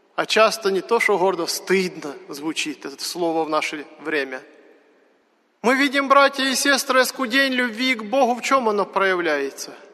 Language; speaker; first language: Russian; native; Russian